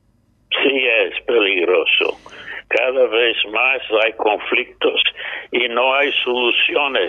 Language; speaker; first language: Spanish; non-native, fluent; English